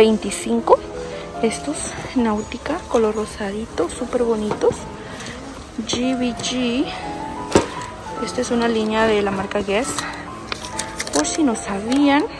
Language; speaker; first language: Spanish; native; Spanish